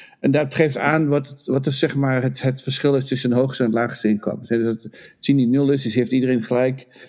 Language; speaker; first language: Dutch; native; Dutch